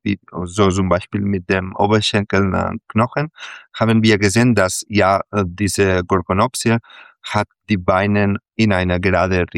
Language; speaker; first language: German; non-native, fluent; Catalan